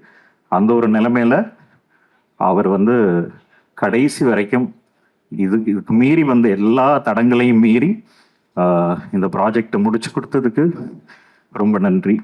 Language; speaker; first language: Tamil; native; Tamil